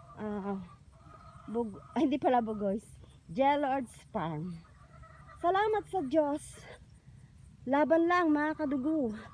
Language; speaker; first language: Filipino; non-native, local second language; Iloko